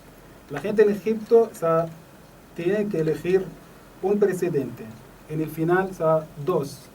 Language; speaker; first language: Spanish; non-native, learner; Arabic